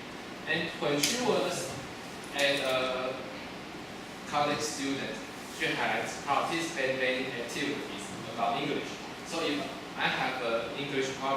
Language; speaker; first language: English; non-native, learner; Chinese